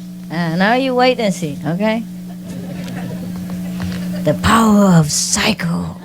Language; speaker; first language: English; non-native, fluent; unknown